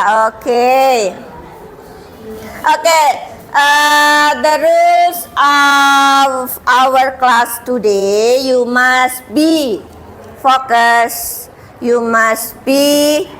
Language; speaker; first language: English; non-native, fluent; Indonesian